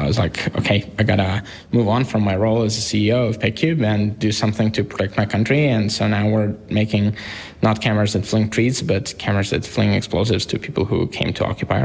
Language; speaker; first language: English; non-native, fluent; Ukrainian